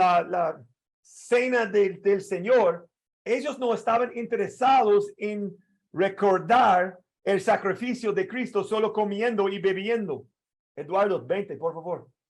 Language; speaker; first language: Spanish; non-native, fluent; English